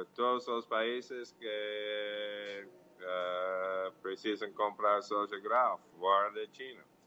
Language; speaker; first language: Portuguese; non-native, fluent; English